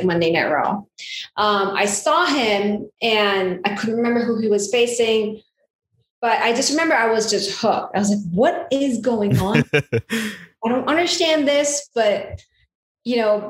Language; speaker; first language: English; non-native, local second language; Filipino